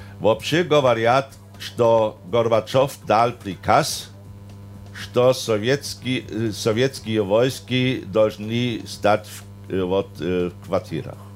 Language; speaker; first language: Russian; non-native, fluent; German